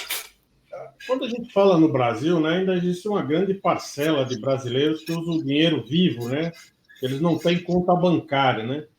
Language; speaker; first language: Portuguese; native; Portuguese